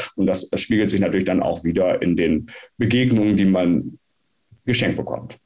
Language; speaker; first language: German; native; German